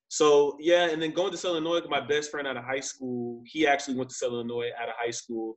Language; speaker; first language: English; native; English